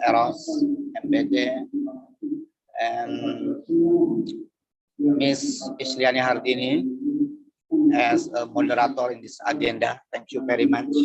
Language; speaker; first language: English; non-native, learner; Indonesian